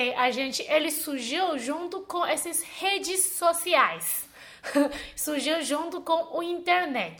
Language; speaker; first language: Portuguese; non-native, fluent; Chinese